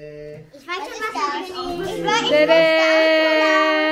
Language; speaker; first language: German; early bilingual, other home language; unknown